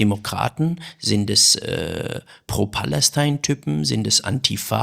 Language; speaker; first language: German; early bilingual, other home language; Persian